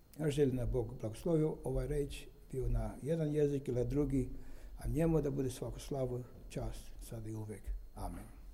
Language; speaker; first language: Serbian; non-native, fluent; Romanian